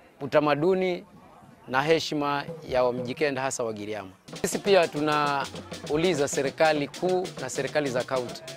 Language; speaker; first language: Swahili; non-native, local second language; Giryama